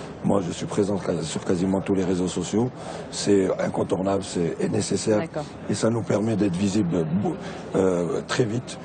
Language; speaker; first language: French; non-native, local second language; Arabic